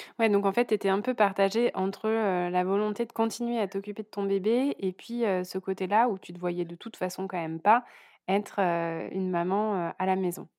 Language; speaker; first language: French; native; French